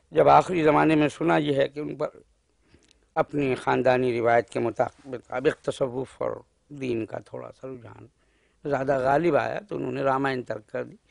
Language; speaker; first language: Urdu; native; Urdu